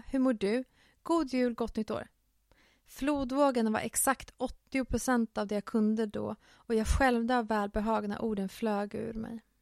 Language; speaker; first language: Swedish; early bilingual, other home language; Finnish